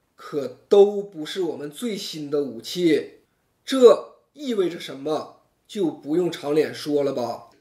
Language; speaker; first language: Chinese; native; Chinese